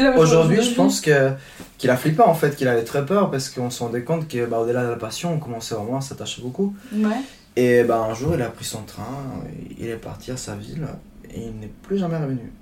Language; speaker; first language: French; non-native, fluent; Spanish